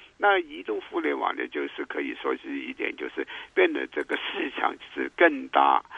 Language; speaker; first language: Chinese; non-native, local second language; Cantonese